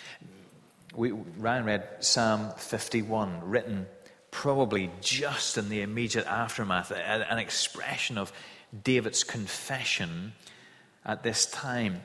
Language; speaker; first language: English; native; English